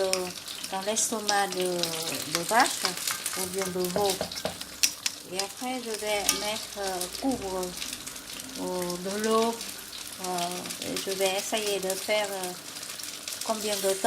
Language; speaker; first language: French; non-native, fluent; Vietnamese